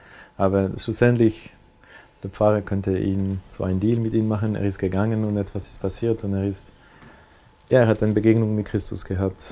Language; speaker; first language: German; non-native, local second language; French